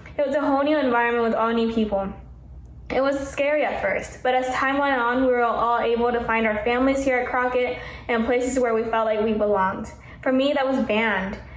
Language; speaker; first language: English; early bilingual, other home language; Vietnamese